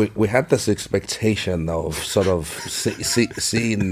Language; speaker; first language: English; non-native, local second language; Igbo